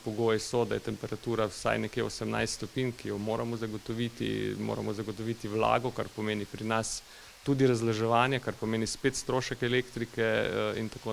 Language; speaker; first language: Slovenian; native; Slovenian